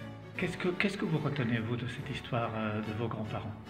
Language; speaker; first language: French; native; French